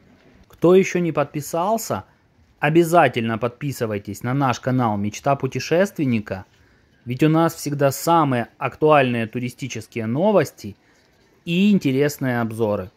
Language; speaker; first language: Russian; native; Russian